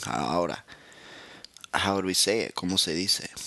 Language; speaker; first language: Spanish; non-native, fluent; English